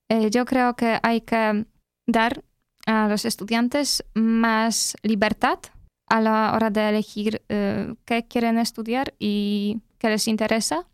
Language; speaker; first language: Spanish; non-native, fluent; Polish